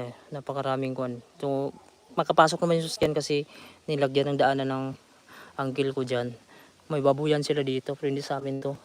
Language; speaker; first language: Filipino; non-native, local second language; Cebuano